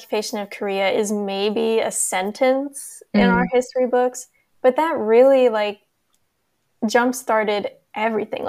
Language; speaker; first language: English; native; English